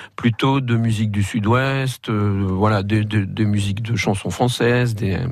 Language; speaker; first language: French; native; French